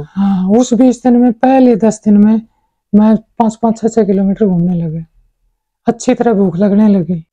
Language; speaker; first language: Hindi; native; Hindi